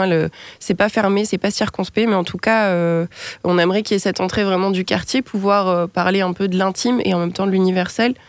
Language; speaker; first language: French; native; French